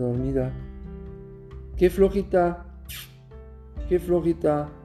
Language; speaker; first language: Spanish; non-native, learner; German